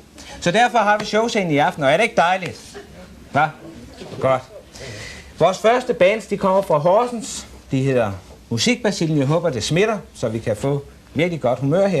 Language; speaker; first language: Danish; native; Danish